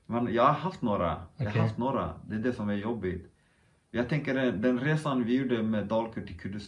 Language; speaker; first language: Swedish; early bilingual, other home language; Kurdish